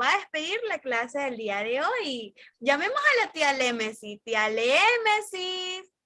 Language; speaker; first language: Spanish; native; Spanish